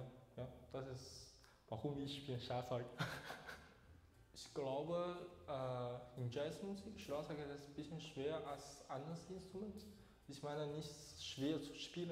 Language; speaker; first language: German; non-native, learner; Chinese